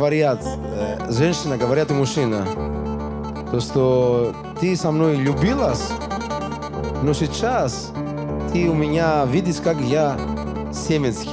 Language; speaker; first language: Russian; non-native, learner; Greek